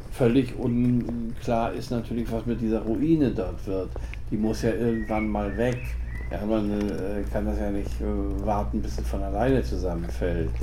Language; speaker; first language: German; native; German